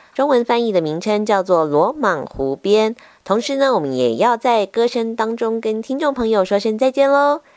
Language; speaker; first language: Chinese; native; Chinese